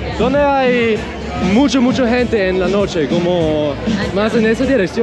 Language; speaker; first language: Spanish; non-native, learner; Swiss German